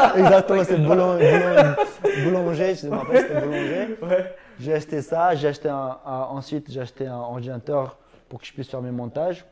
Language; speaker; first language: French; non-native, fluent; Ingush